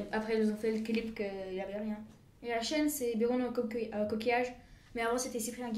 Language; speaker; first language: French; non-native, fluent; Bulgarian